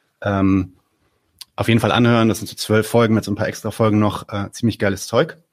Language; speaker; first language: German; early bilingual, other home language; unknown